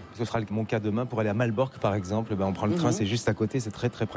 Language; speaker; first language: French; native; French